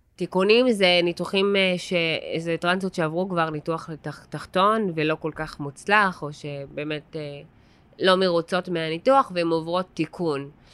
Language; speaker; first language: Hebrew; non-native, local second language; Arabic